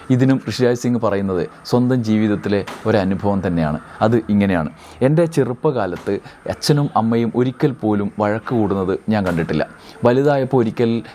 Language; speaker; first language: Malayalam; native; Malayalam